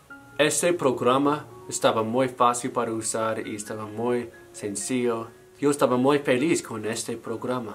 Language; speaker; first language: Spanish; non-native, learner; English